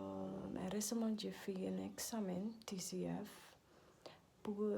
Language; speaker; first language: French; non-native, learner; Dutch